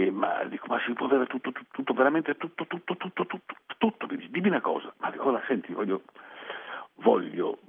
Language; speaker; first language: Italian; early bilingual, other home language; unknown